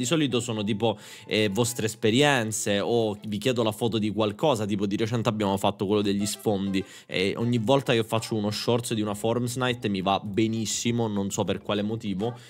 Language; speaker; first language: Italian; native; Italian